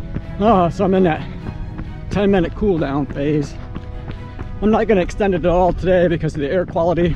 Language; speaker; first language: English; native; English